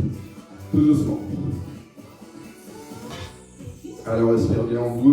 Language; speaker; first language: French; native; French